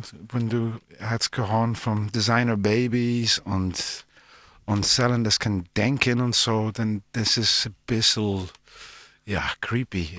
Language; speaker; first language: German; non-native, learner; English